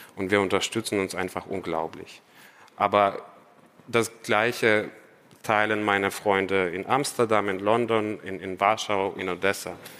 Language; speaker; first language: German; non-native, fluent; Ukrainian